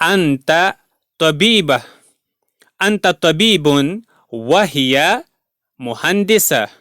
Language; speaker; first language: Arabic; non-native, fluent; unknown